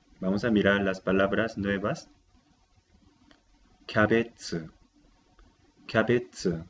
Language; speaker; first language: Spanish; non-native, fluent; Japanese